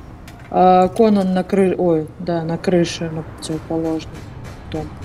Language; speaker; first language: Russian; native; Russian